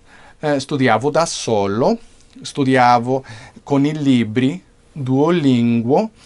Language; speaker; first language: Italian; non-native, fluent; English